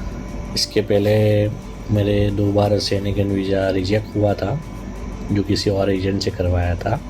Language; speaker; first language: Hindi; non-native, local second language; Gujarati